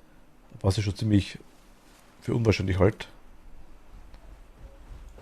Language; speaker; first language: German; native; German